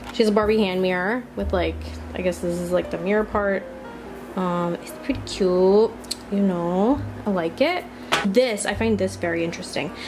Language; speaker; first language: English; native; English